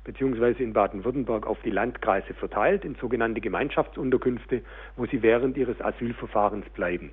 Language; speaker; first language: German; native; German